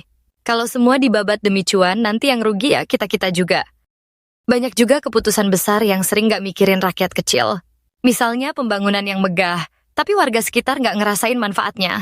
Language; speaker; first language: Indonesian; native; Indonesian